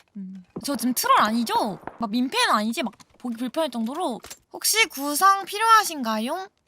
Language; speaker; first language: Korean; native; Korean